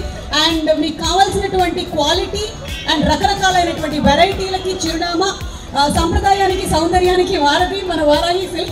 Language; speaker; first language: Telugu; native; Telugu